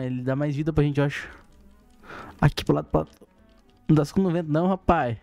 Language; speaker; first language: Portuguese; native; Portuguese